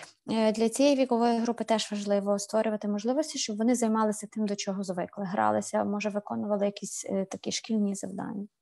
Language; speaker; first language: Ukrainian; native; Ukrainian